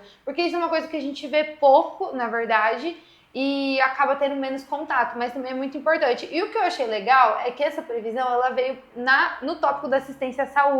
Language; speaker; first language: Portuguese; native; Portuguese